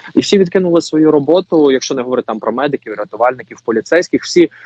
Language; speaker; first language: Ukrainian; native; Ukrainian